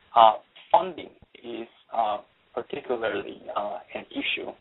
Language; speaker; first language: English; non-native, fluent; Chinese